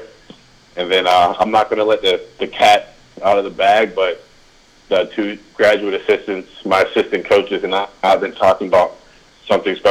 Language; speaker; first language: English; native; English